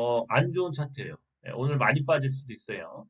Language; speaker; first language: Korean; native; Korean